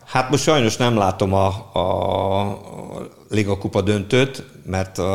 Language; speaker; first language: Hungarian; native; Hungarian